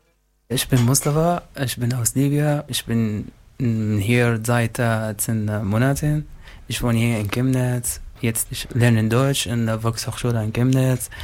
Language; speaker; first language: German; non-native, learner; Arabic